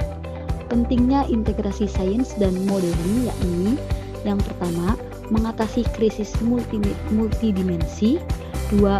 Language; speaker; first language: Indonesian; native; Indonesian